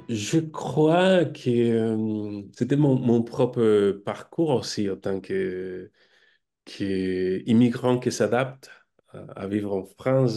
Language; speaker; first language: French; non-native, fluent; Spanish